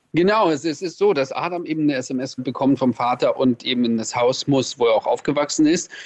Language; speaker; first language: German; early bilingual, other home language; Russian